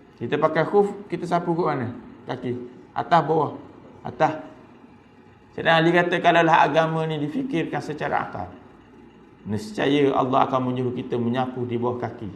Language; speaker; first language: Malay; native; Malay